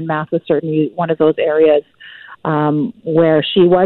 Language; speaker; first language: English; native; English